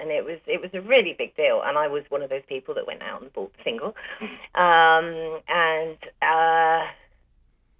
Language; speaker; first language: English; native; English